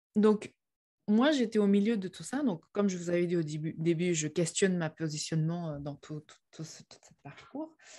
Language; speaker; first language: French; non-native, fluent; Uyghur